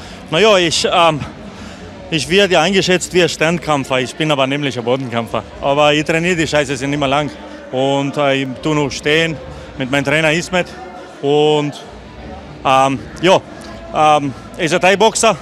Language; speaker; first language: German; non-native, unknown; Albanian